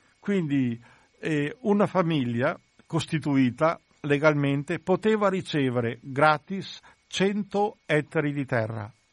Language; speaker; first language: Italian; native; Italian